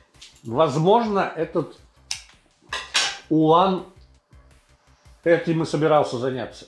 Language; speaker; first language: Russian; native; Russian